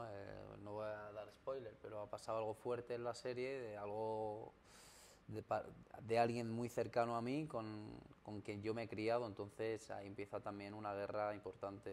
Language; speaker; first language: Spanish; early bilingual, other home language; Arabic